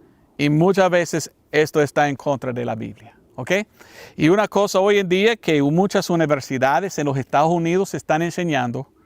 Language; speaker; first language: Spanish; non-native, fluent; English